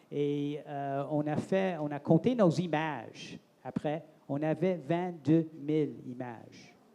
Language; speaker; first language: French; non-native, local second language; English